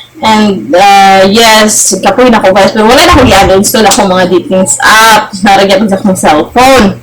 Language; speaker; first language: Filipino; non-native, local second language; Cebuano